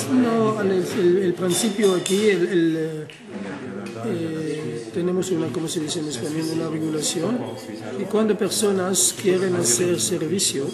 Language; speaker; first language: Spanish; non-native, learner; French